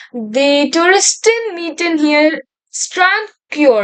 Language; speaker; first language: German; non-native, fluent; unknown